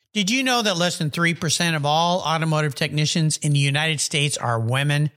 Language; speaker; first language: English; native; English